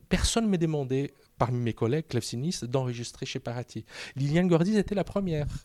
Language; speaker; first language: French; non-native, fluent; Portuguese